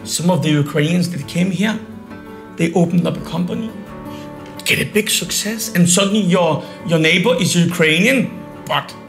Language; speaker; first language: English; non-native, fluent; Polish